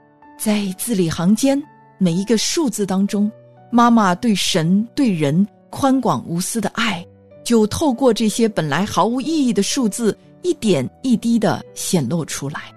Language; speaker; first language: Chinese; native; Chinese